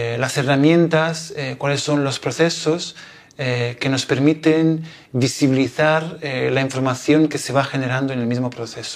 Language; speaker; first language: Spanish; non-native, fluent; Italian